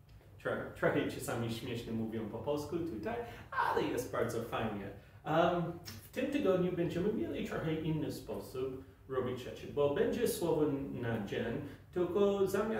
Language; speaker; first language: Polish; non-native, fluent; English